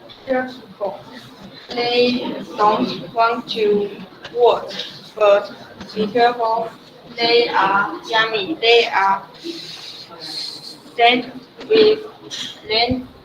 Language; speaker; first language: English; non-native, learner; Chinese